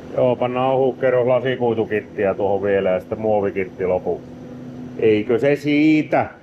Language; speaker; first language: Finnish; native; Finnish